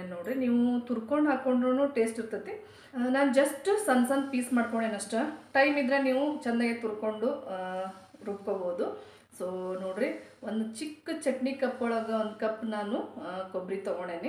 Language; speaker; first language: Kannada; native; Kannada